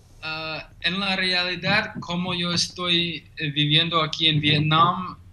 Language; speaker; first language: Spanish; non-native, learner; English